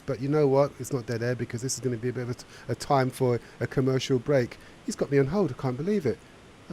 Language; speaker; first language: English; native; English